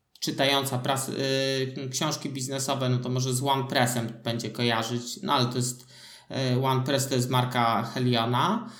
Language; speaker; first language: Polish; native; Polish